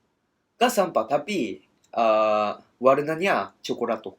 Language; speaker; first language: Indonesian; non-native, learner; Japanese